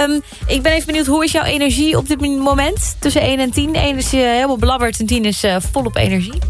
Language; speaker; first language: Dutch; native; Dutch